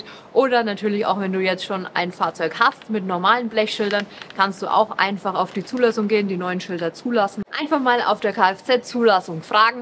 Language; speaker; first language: German; native; German